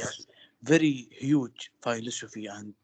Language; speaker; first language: English; non-native, learner; Arabic